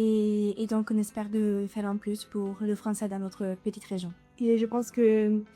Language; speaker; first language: French; non-native, local second language; Italian